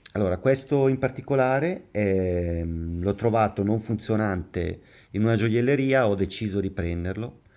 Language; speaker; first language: Italian; native; Italian